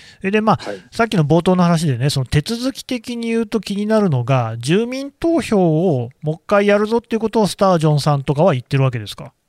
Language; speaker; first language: Japanese; native; Japanese